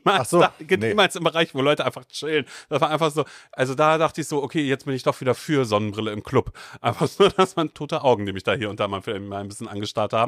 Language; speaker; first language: German; native; German